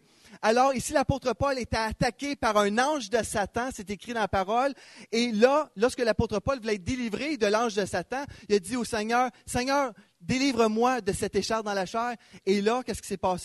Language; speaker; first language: French; native; French